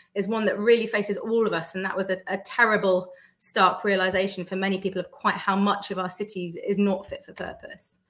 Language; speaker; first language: English; native; English